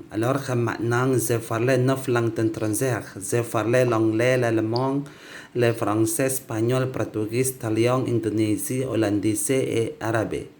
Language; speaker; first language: French; non-native, learner; Indonesian